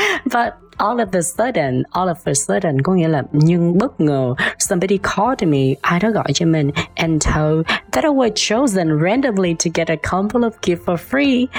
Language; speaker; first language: English; non-native, fluent; Vietnamese